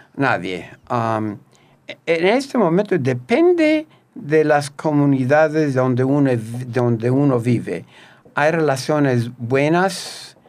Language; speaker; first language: Spanish; non-native, fluent; Turkish